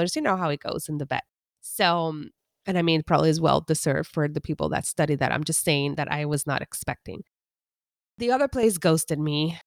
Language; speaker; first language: English; non-native, fluent; Spanish